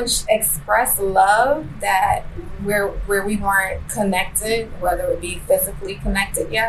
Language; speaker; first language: English; native; English